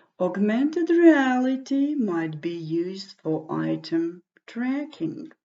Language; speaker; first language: English; non-native, fluent; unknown